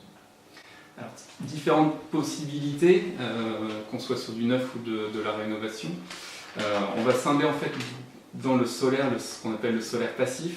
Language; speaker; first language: French; native; French